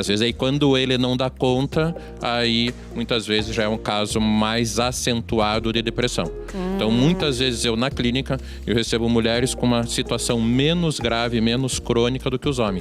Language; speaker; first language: Portuguese; native; Portuguese